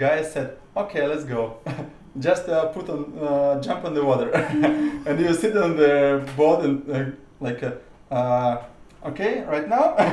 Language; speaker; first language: English; non-native, learner; Russian